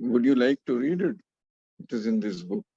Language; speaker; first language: English; non-native, fluent; Hindi